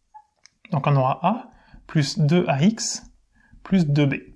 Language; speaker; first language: French; native; French